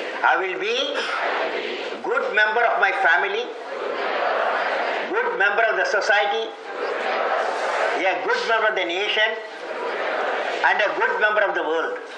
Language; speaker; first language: English; non-native, local second language; Tamil